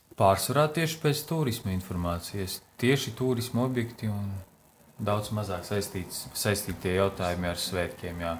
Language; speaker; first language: Latvian; native; Latvian